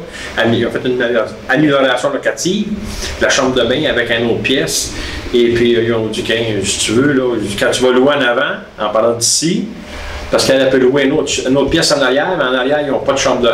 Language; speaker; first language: French; native; French